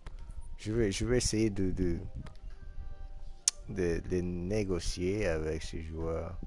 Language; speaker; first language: French; non-native, fluent; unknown